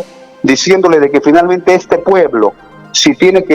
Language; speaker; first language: Spanish; native; Spanish